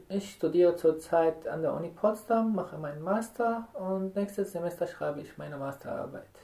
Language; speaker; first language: German; non-native, fluent; Arabic